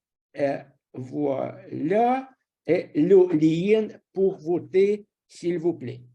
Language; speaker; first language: French; non-native, fluent; Russian